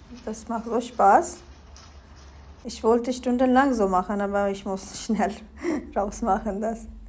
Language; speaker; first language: German; non-native, learner; Hindi